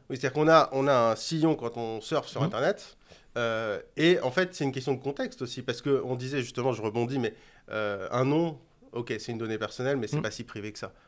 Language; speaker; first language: French; native; French